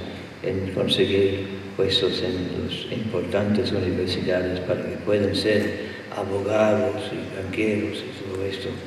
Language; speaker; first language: Spanish; non-native, fluent; English